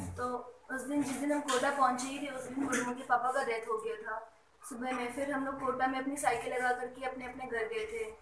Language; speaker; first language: Hindi; native; Hindi